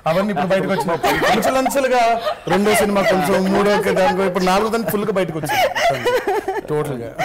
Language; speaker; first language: Telugu; native; Telugu